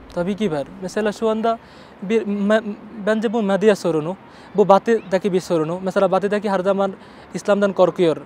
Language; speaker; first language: Turkish; non-native, learner; Bangla